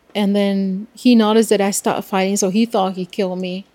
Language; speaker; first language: English; non-native, fluent; Spanish